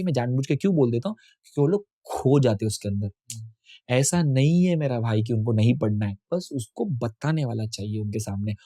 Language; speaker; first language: Hindi; non-native, local second language; Tamil